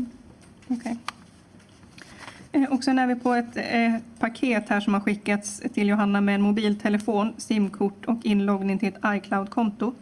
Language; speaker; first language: Swedish; native; Swedish